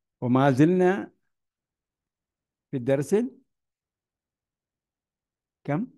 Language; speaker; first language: Arabic; non-native, fluent; Malayalam